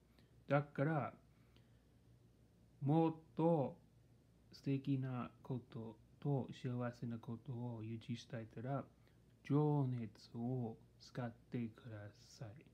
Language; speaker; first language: Japanese; non-native, learner; English